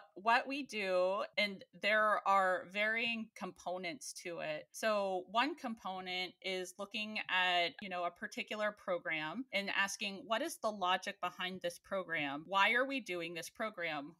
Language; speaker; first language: English; native; English